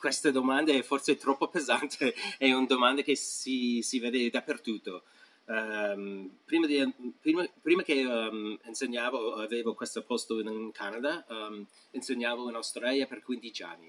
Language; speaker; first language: Italian; non-native, fluent; English